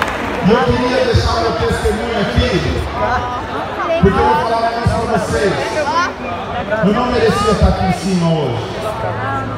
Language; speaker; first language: Portuguese; native; Portuguese